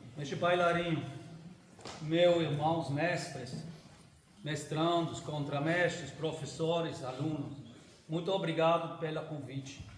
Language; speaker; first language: Portuguese; non-native, fluent; German